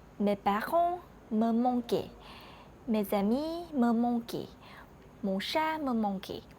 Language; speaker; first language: French; non-native, learner; Vietnamese